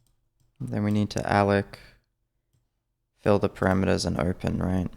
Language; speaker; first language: English; native; English